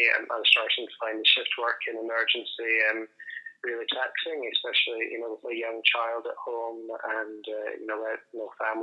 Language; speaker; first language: English; native; English